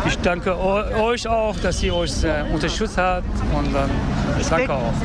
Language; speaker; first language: German; non-native, learner; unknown